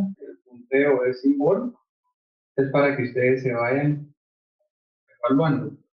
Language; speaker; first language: Spanish; native; Spanish